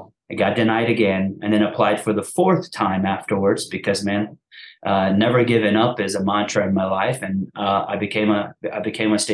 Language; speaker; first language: English; early bilingual, other home language; Persian